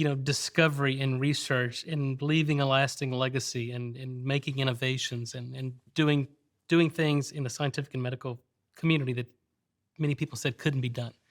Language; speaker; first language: English; native; English